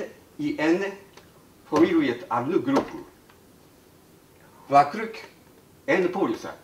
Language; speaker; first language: Russian; non-native, learner; Japanese